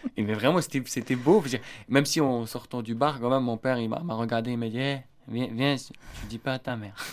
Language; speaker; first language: French; non-native, local second language; Arabic